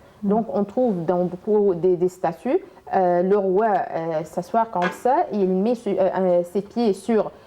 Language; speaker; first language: French; non-native, learner; Arabic